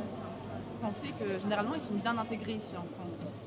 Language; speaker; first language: French; native; French